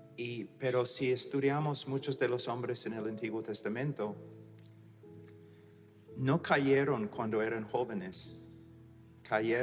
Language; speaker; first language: Spanish; non-native, fluent; English